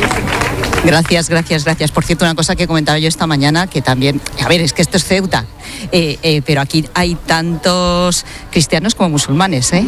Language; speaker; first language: Spanish; native; Spanish